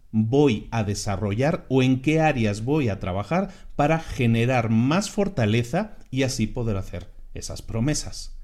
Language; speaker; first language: Spanish; native; Spanish